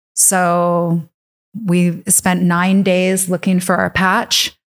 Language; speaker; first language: English; native; English